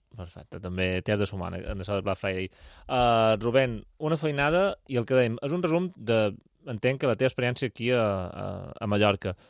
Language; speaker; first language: Catalan; native; Catalan